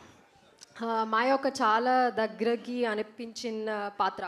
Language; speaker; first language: Telugu; non-native, learner; Malayalam